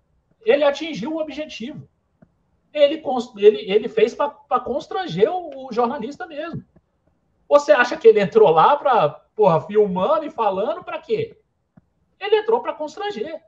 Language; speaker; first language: Portuguese; native; Portuguese